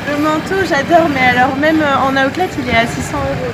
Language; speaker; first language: French; native; French